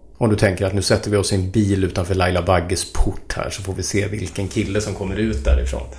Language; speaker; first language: Swedish; native; Swedish